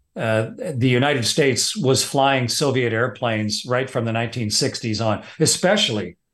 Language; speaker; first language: English; native; English